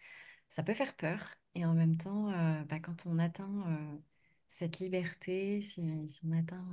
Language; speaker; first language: French; native; French